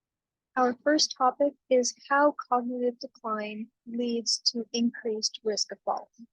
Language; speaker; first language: English; native; English